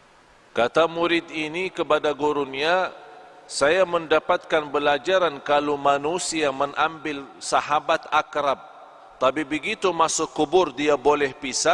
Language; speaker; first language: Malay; non-native, fluent; Arabic